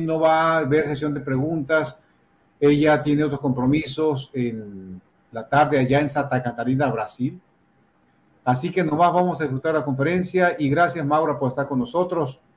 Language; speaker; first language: Spanish; native; Spanish